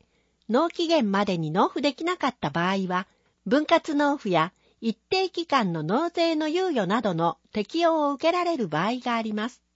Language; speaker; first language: Japanese; native; Japanese